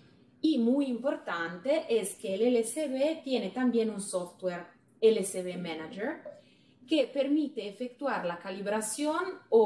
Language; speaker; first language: Spanish; non-native, fluent; Italian